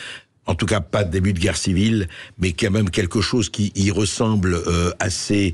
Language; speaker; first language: French; native; French